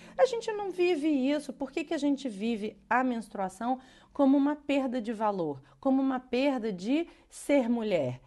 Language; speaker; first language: Portuguese; native; Portuguese